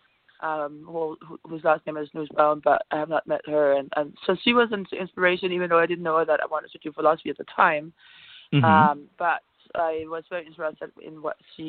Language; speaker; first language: English; non-native, fluent; Danish